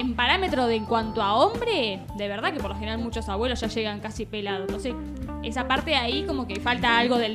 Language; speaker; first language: Spanish; native; Spanish